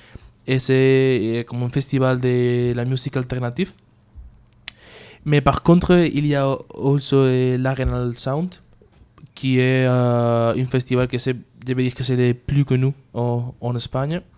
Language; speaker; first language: French; non-native, learner; Spanish